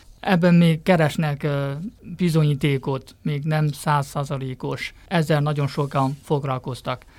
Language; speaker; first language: Hungarian; non-native, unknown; Chinese